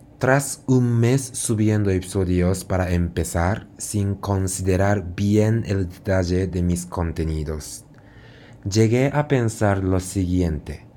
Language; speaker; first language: Spanish; non-native, fluent; Japanese